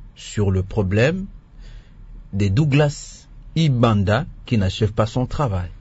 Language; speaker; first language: French; non-native, local second language; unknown